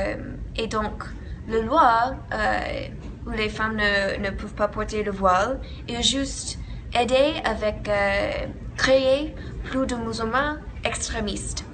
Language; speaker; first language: French; non-native, learner; English